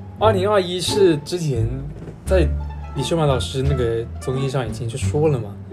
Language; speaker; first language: Chinese; native; Chinese